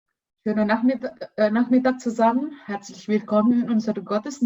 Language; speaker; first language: German; non-native, learner; Indonesian